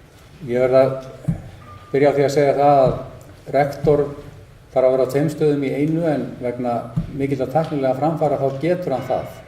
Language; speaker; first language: Icelandic; native; Icelandic